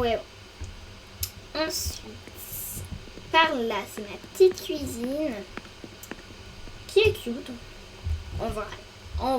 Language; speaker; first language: French; native; French